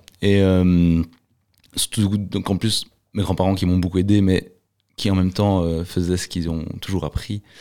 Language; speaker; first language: French; native; French